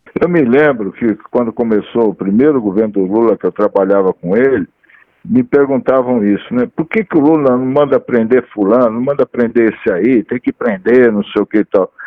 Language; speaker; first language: Portuguese; native; Portuguese